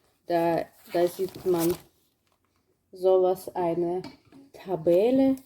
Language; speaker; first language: German; non-native, learner; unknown